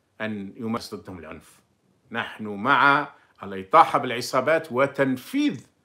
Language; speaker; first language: Arabic; native; Arabic